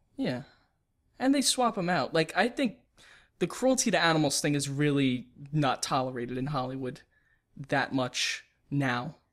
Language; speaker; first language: English; native; English